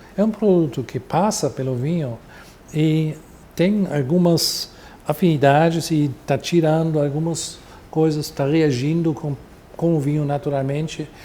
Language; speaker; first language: Portuguese; non-native, fluent; German